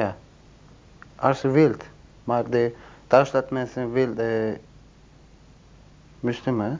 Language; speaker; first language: Dutch; non-native, learner; Turkish